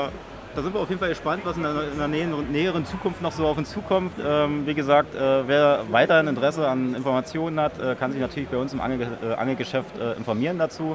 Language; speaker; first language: German; native; German